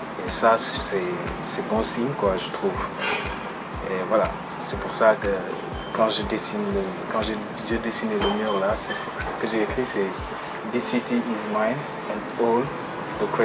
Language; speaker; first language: French; non-native, local second language; Wolof